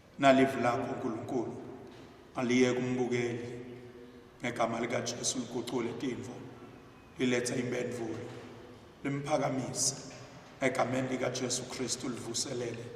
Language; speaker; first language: Zulu; non-native, local second language; Swati